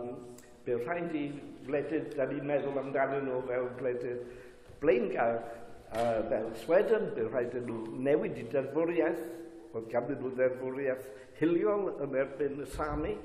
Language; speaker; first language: Welsh; native; Welsh